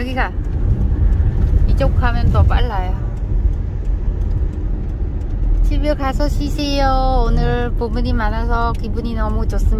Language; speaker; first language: Korean; non-native, learner; Vietnamese